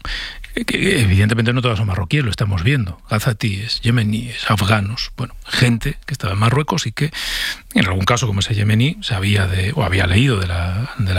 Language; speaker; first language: Spanish; native; Spanish